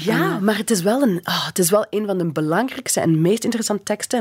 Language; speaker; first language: Dutch; non-native, fluent; English